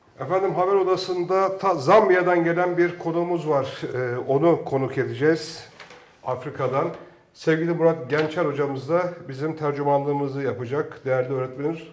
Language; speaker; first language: Turkish; native; Turkish